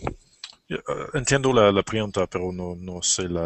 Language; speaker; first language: Spanish; non-native, learner; French